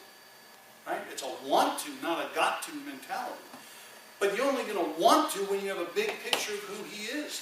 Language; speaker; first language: English; native; English